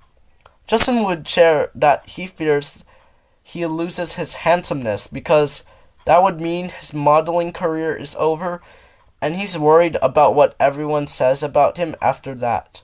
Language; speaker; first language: English; native; English